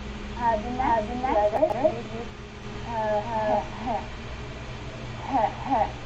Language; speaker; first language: English; non-native, learner; Ukrainian